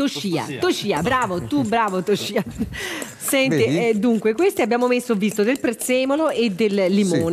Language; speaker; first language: Italian; native; Italian